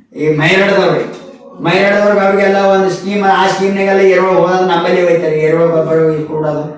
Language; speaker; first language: Kannada; native; Kannada